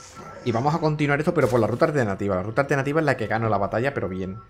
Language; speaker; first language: Spanish; native; Spanish